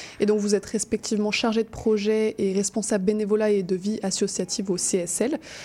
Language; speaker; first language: French; native; French